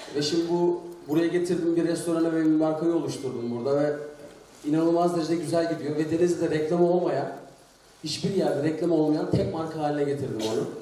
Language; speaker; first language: Turkish; native; Turkish